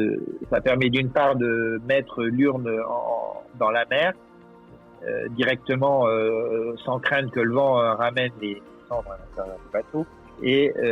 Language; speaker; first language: French; native; French